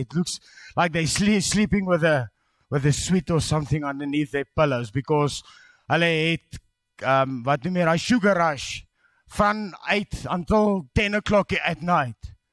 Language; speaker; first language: English; non-native, local second language; Afrikaans